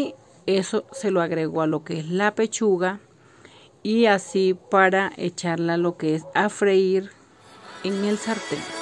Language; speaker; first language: Spanish; native; Spanish